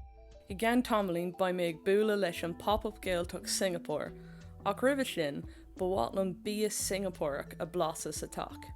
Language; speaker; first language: Irish; non-native, local second language; English